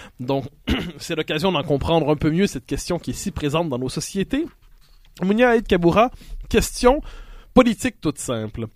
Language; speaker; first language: French; native; French